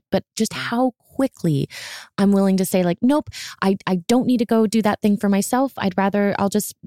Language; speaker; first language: English; native; English